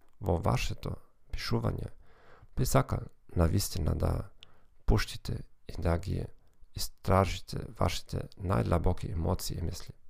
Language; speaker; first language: Macedonian; non-native, learner; German